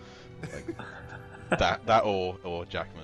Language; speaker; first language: English; native; English